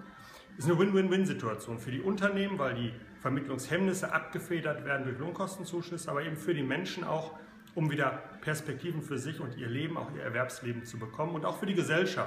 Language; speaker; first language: German; native; German